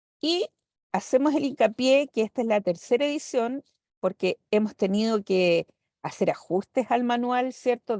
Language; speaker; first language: Spanish; native; Spanish